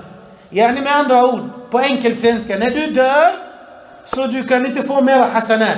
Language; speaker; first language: Swedish; early bilingual, other home language; Arabic